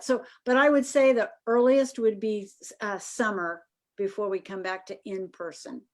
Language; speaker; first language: English; native; English